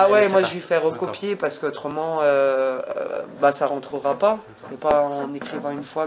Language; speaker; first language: French; native; French